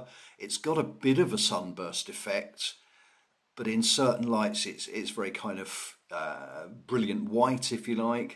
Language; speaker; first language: English; native; English